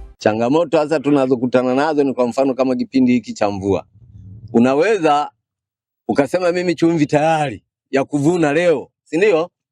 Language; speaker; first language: Swahili; non-native, local second language; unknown